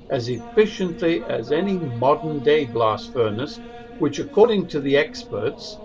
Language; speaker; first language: English; native; English